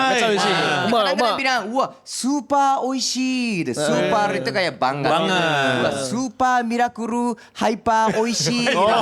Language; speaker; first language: Indonesian; non-native, learner; Japanese